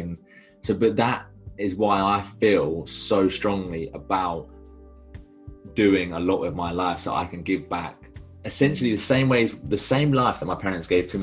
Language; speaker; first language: English; native; English